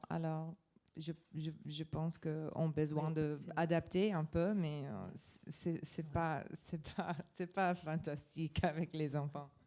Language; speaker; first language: French; non-native, learner; English